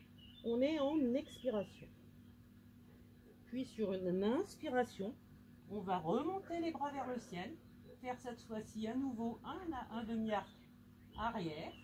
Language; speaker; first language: French; native; French